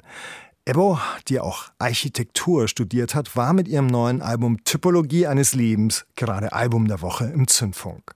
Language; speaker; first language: German; native; German